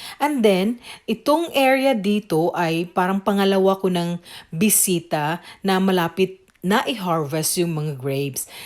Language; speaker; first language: Filipino; native; Filipino